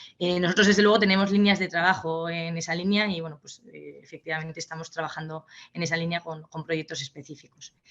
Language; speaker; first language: Spanish; native; Spanish